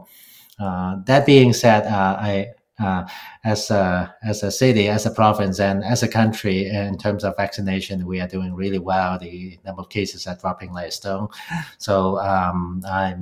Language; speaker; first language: English; non-native, local second language; Cantonese